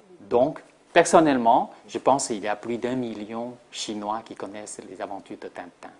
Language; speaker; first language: French; non-native, fluent; Chinese